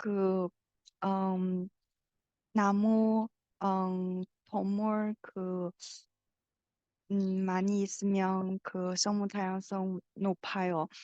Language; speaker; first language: Korean; non-native, learner; Chinese